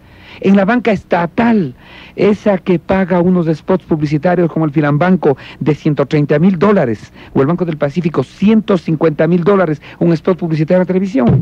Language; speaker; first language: Spanish; native; Spanish